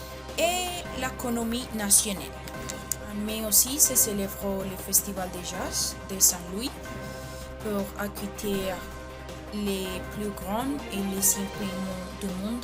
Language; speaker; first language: French; non-native, learner; Spanish